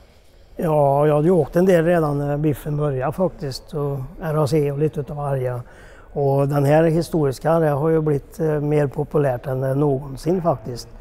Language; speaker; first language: Swedish; native; Swedish